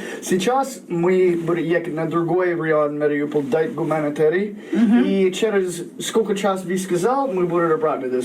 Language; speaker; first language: Russian; non-native, learner; English